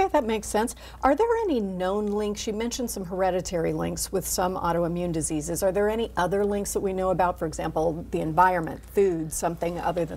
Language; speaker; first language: English; native; English